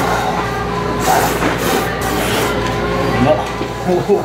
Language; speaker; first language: Japanese; native; Japanese